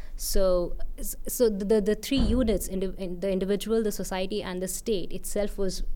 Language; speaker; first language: English; non-native, local second language; Hindi